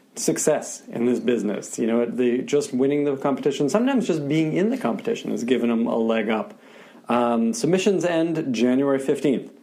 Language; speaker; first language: English; native; English